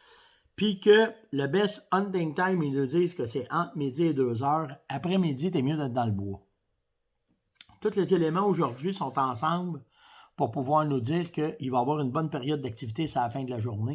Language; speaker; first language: French; native; French